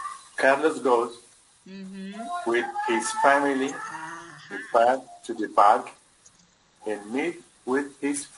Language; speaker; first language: English; non-native, learner; Spanish